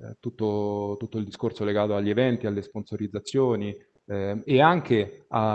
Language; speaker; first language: Italian; native; Italian